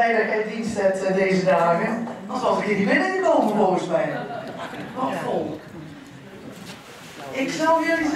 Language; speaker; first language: Dutch; native; Dutch